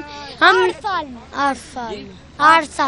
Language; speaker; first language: Hindi; non-native, local second language; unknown